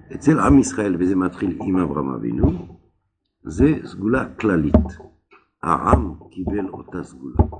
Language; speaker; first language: Hebrew; non-native, fluent; French